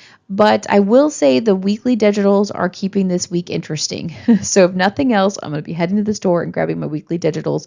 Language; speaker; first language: English; native; English